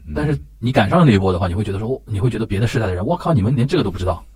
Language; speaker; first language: Chinese; native; Chinese